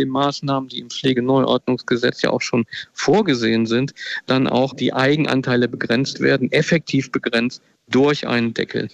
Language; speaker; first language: German; native; German